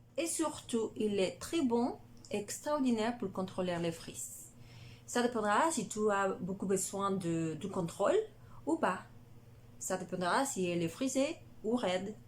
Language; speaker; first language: French; non-native, learner; Spanish